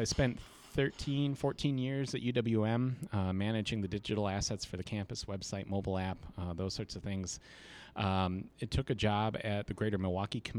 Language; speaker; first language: English; native; English